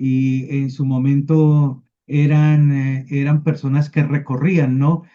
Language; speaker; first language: Spanish; native; Spanish